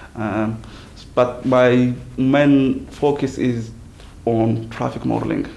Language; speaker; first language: English; non-native, fluent; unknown